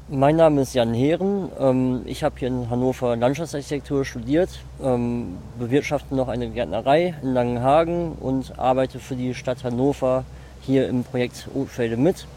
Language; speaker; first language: German; native; German